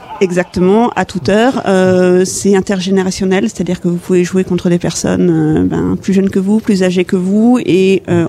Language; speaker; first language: French; native; French